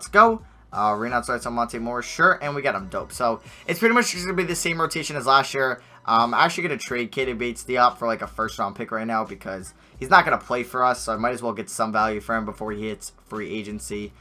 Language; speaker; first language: English; native; English